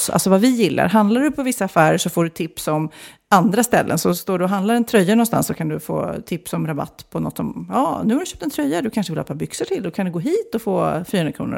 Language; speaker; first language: Swedish; native; Swedish